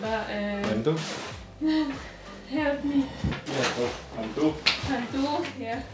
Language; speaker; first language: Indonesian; non-native, learner; German